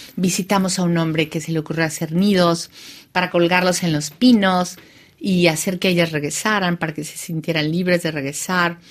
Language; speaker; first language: Spanish; native; Spanish